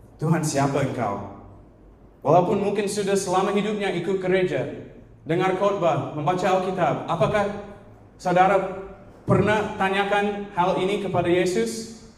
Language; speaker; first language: Indonesian; non-native, fluent; English